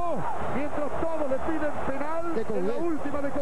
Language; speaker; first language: Spanish; native; Spanish